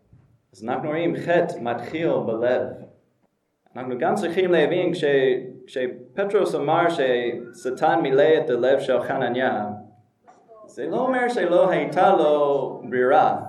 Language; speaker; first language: Hebrew; non-native, fluent; English